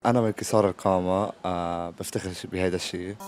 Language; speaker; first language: Arabic; native; Arabic